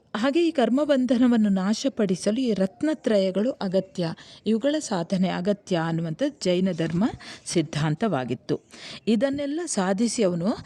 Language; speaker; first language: Kannada; native; Kannada